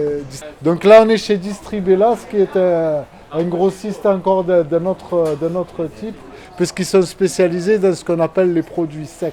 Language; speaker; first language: French; native; French